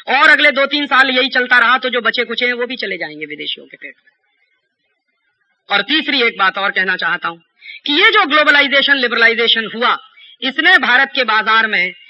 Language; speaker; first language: Hindi; native; Hindi